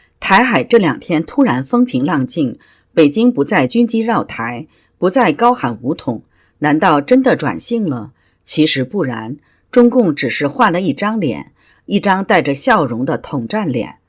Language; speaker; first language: Chinese; native; Chinese